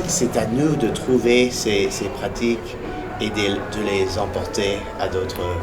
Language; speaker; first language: French; early bilingual, heritage; English